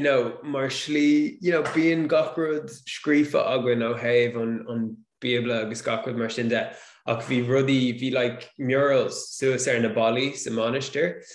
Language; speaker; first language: Irish; non-native, local second language; English